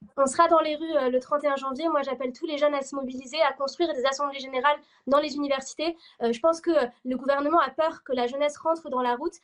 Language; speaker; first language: French; native; French